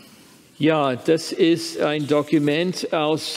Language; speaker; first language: German; non-native, fluent; English